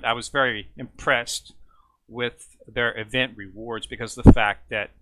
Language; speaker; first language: English; native; English